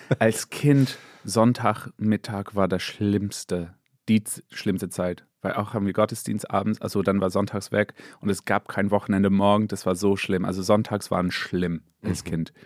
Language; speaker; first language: German; non-native, fluent; English